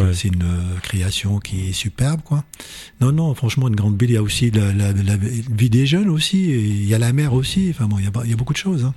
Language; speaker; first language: French; non-native, local second language; Arabic